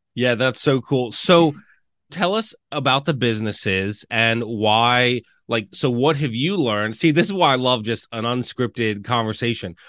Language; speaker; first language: English; native; English